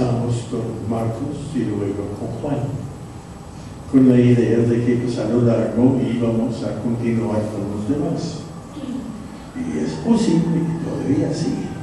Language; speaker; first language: Spanish; non-native, fluent; English